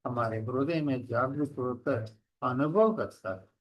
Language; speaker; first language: Hindi; non-native, local second language; Telugu